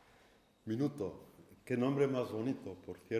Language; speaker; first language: Spanish; native; Spanish